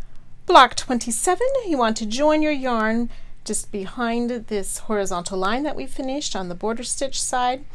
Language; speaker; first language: English; native; English